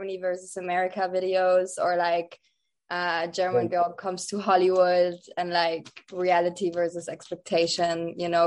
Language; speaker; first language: English; non-native, fluent; Dutch